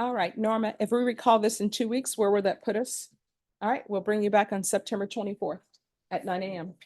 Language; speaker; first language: English; native; English